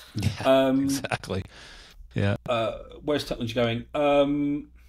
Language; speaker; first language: English; native; English